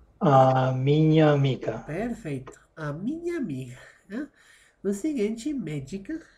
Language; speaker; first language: Portuguese; non-native, fluent; Spanish